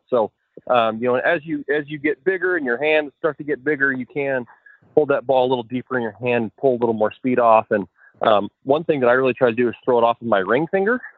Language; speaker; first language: English; native; English